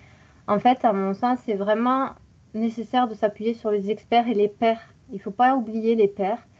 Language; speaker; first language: French; native; French